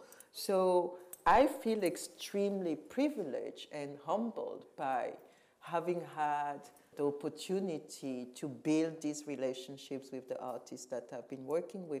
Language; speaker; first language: English; non-native, local second language; French